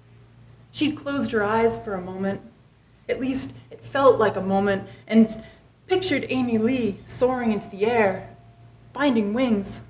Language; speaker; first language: English; native; English